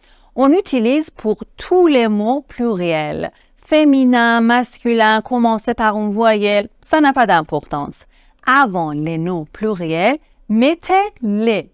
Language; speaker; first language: French; non-native, fluent; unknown